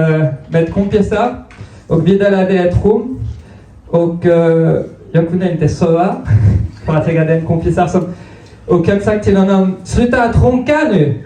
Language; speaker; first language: Swedish; non-native, fluent; French